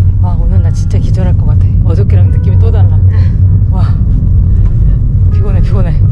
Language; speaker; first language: Korean; native; Korean